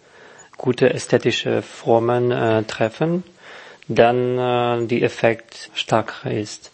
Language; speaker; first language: German; non-native, learner; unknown